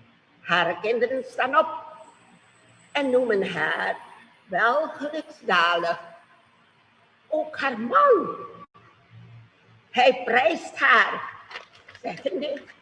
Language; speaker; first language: Dutch; non-native, fluent; Indonesian